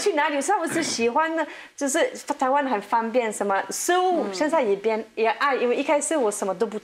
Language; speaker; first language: Chinese; non-native, fluent; French